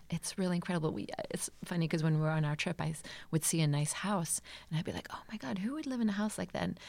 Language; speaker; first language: English; native; English